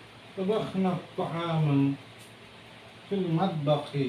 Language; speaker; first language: Arabic; non-native, fluent; Bangla